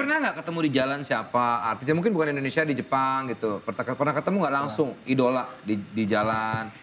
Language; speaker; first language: Indonesian; native; Indonesian